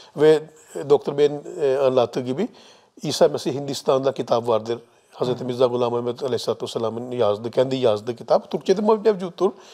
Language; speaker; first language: Turkish; non-native, fluent; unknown